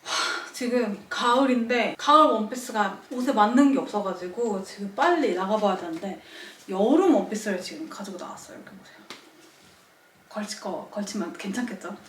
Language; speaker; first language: Korean; native; Korean